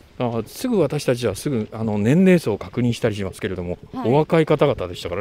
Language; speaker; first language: Japanese; native; Japanese